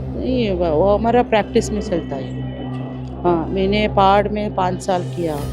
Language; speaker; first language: Hindi; non-native, local second language; Kannada